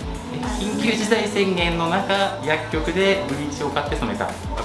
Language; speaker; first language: Japanese; native; Japanese